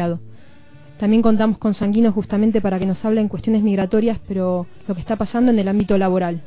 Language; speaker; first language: Spanish; native; Spanish